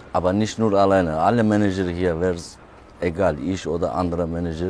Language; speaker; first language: German; non-native, learner; Turkish